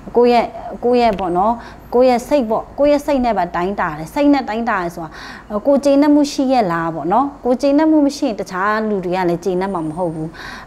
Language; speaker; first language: Burmese; non-native, local second language; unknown